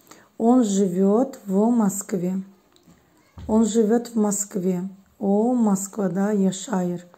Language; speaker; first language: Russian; non-native, fluent; Azerbaijani